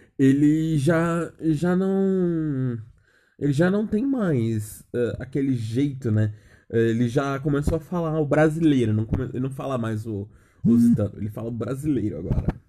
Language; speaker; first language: Portuguese; native; Portuguese